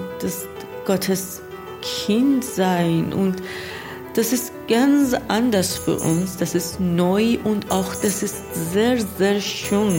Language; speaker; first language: German; non-native, learner; Persian